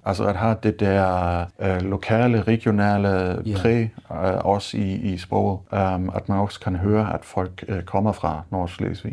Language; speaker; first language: Danish; non-native, fluent; German